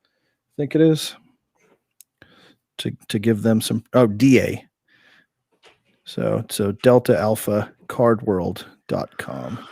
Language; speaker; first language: English; native; English